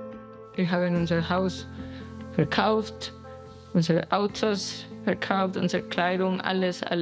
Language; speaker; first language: German; non-native, learner; Spanish